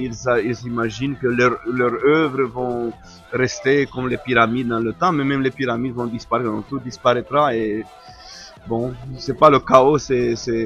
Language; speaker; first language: French; non-native, fluent; Romanian